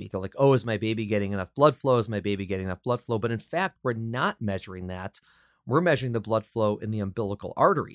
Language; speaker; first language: English; native; English